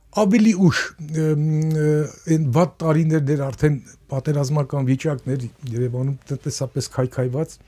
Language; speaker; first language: Armenian; native; Armenian